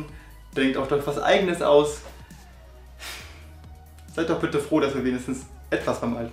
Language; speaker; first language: German; native; German